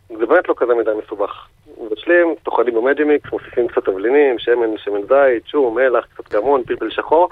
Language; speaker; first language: Hebrew; native; Hebrew